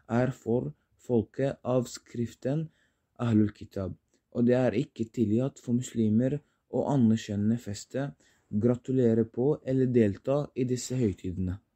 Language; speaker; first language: Norwegian; non-native, fluent; Arabic